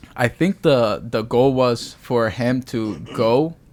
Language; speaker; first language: English; early bilingual, other home language; Spanish